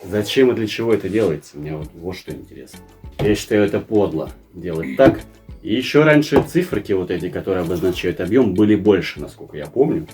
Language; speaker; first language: Russian; native; Russian